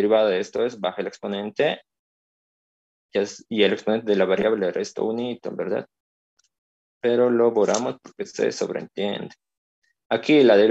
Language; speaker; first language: Spanish; native; Spanish